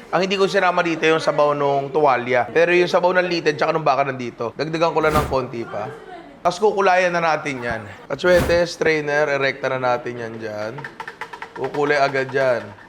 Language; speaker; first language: Filipino; native; Filipino